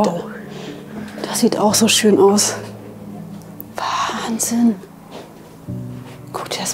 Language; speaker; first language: German; native; German